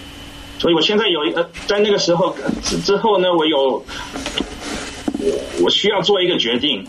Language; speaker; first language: Chinese; early bilingual, heritage; English